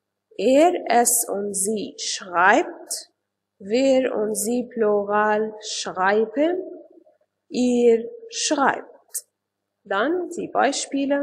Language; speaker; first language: German; non-native, fluent; Arabic